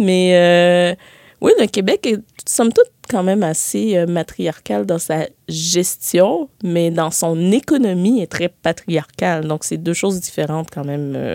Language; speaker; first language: French; early bilingual, other home language; Haitian Creole